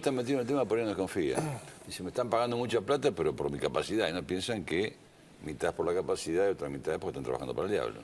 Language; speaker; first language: Spanish; native; Spanish